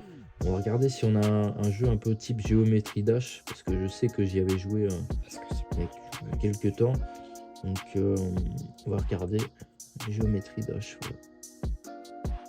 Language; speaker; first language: French; native; French